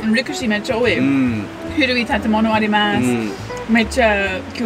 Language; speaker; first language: Japanese; non-native, learner; English